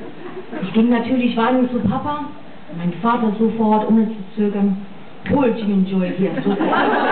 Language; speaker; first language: German; non-native, fluent; English